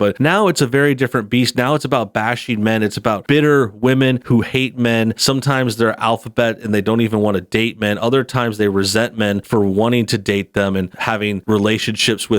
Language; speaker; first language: English; native; English